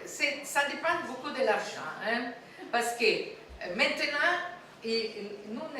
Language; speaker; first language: French; non-native, fluent; Italian